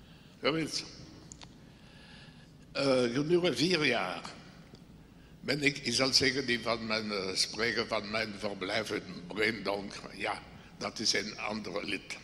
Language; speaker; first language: Dutch; non-native, local second language; French